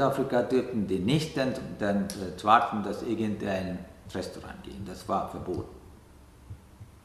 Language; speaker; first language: German; non-native, fluent; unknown